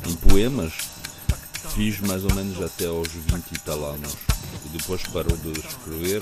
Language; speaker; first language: Portuguese; early bilingual, heritage; French